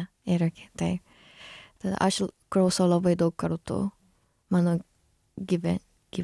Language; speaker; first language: Lithuanian; non-native, learner; Japanese